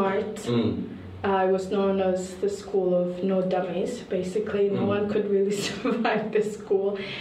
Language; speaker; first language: English; non-native, local second language; Kinyarwanda